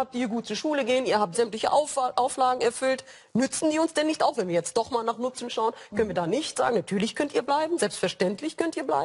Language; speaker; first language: German; early bilingual, other home language; Arabic